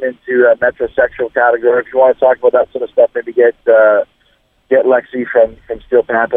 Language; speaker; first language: English; native; English